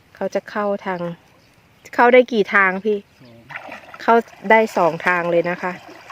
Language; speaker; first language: Thai; non-native, local second language; Northeastern Thai